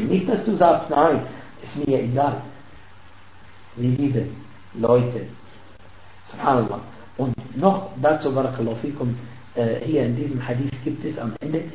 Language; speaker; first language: German; non-native, fluent; Arabic